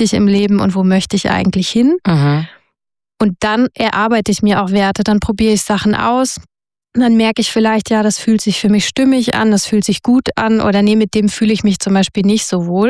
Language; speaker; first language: German; native; German